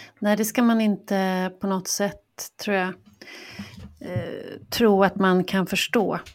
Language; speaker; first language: Swedish; native; Swedish